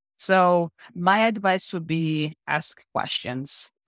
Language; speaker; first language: English; non-native, fluent; Portuguese